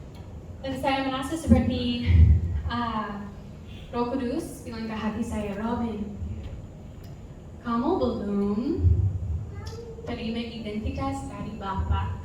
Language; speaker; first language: Indonesian; non-native, fluent; English